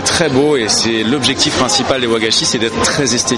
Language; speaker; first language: French; native; French